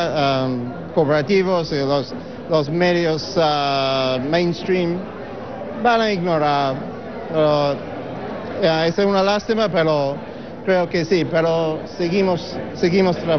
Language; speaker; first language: Spanish; non-native, fluent; English